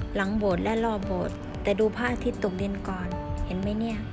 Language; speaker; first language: Thai; native; Thai